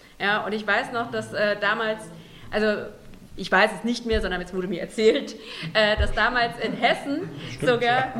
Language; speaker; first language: German; native; German